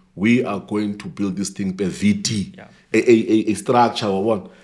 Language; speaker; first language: English; non-native, local second language; Xhosa